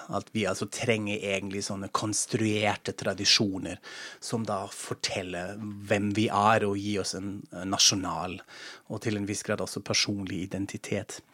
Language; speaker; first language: Norwegian; non-native, fluent; German